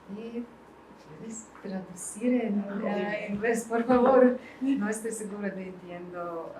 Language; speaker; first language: Spanish; non-native, learner; Russian